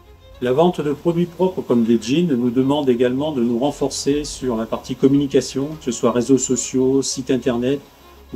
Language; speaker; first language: French; native; French